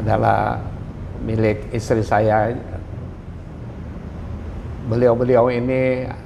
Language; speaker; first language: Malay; non-native, local second language; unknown